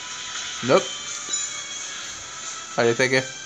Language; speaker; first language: Spanish; native; Spanish